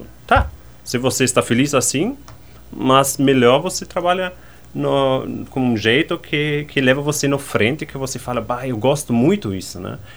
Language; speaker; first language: Portuguese; non-native, fluent; German